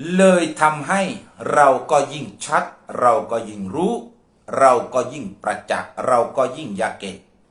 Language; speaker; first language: Thai; non-native, local second language; Malay